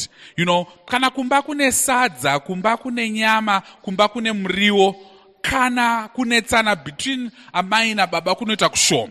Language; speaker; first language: English; non-native, local second language; Shona